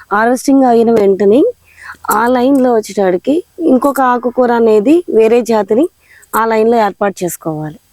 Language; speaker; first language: Telugu; native; Telugu